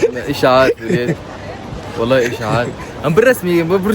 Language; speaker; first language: Arabic; native; Arabic